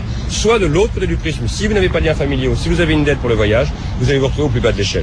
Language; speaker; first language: French; native; French